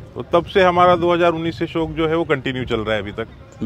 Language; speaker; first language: Hindi; non-native, local second language; Marathi